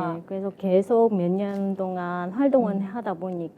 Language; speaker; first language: Korean; non-native, fluent; Vietnamese